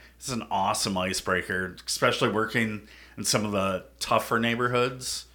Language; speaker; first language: English; native; English